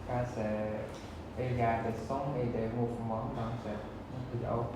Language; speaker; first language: French; non-native, learner; Khmer